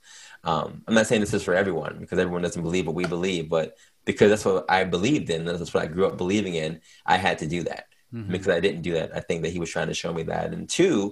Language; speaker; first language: English; native; English